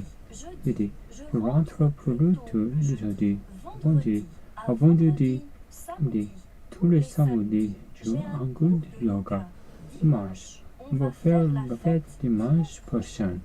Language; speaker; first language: French; non-native, learner; Japanese